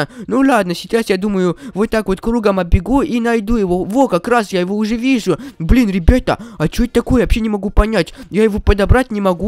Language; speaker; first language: Russian; native; Russian